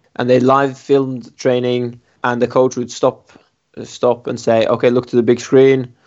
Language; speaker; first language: English; non-native, fluent; Norwegian